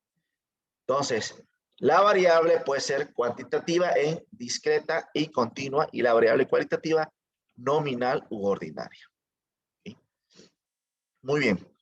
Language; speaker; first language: Spanish; native; Spanish